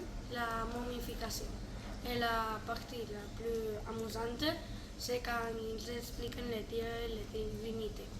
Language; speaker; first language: French; non-native, learner; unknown